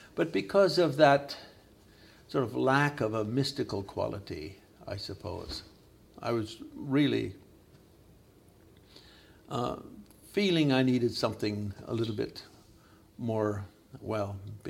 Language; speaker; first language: English; native; English